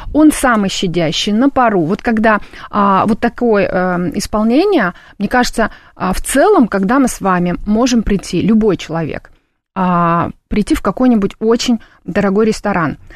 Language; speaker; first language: Russian; native; Russian